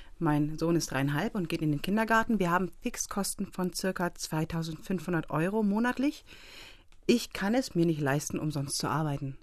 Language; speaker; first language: German; early bilingual, other home language; Greek